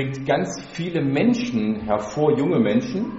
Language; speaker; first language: German; native; German